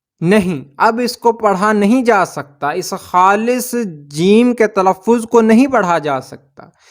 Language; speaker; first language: Urdu; native; Urdu